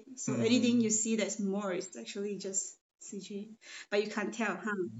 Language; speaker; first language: English; non-native, local second language; Chinese